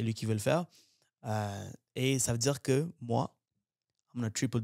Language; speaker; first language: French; native; French